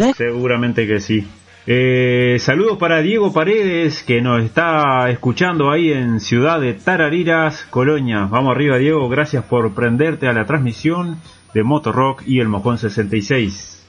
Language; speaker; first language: Spanish; native; Spanish